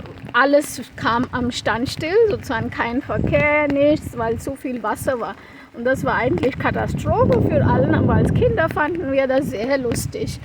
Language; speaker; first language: German; non-native, fluent; Konkani